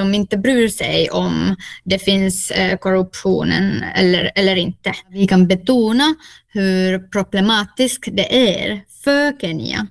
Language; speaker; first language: Swedish; non-native, local second language; Finnish